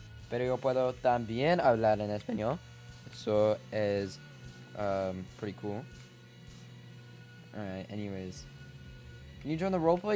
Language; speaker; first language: Spanish; non-native, learner; English